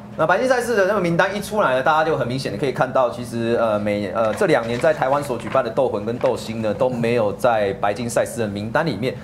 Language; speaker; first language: Chinese; native; Chinese